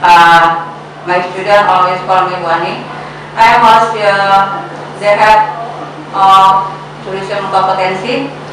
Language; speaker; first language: English; non-native, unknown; Indonesian